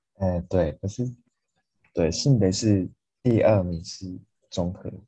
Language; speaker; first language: Chinese; non-native, fluent; Japanese